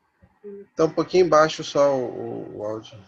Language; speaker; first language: Portuguese; native; Portuguese